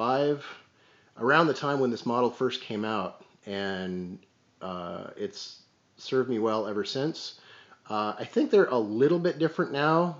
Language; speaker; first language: English; native; English